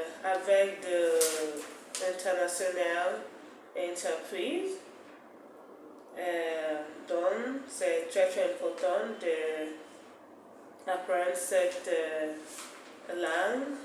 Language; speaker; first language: French; non-native, fluent; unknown